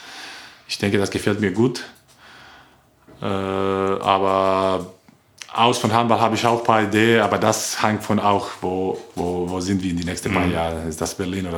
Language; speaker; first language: German; non-native, learner; Croatian